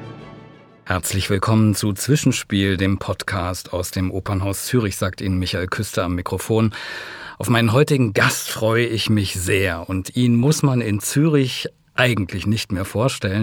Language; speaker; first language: German; native; German